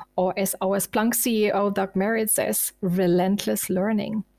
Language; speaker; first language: English; non-native, fluent; German